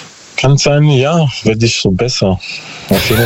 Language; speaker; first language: German; non-native, learner; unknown